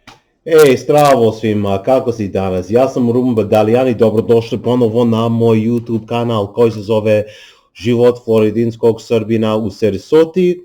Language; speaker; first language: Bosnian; non-native, learner; English